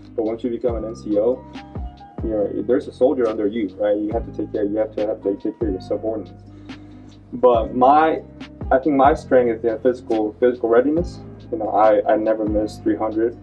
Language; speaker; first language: English; non-native, learner; Korean